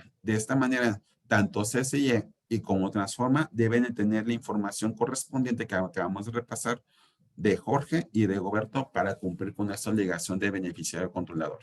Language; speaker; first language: Spanish; native; Spanish